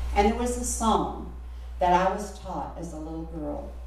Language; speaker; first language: English; native; English